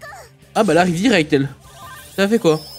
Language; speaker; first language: French; native; French